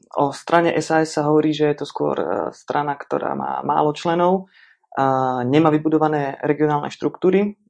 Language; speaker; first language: Slovak; native; Slovak